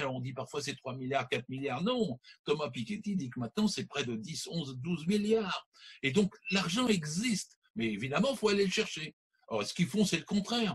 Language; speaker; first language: French; native; French